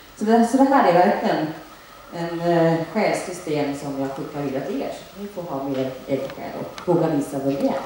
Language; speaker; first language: Swedish; early bilingual, other home language; Finnish